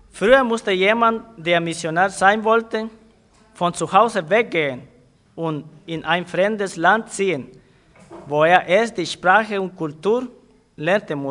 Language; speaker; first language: German; non-native, fluent; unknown